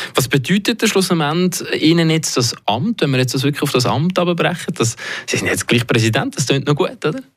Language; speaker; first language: German; native; German